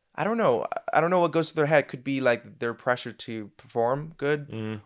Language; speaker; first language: English; non-native, fluent; Spanish